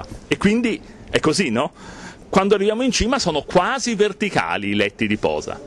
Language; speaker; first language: Italian; native; Italian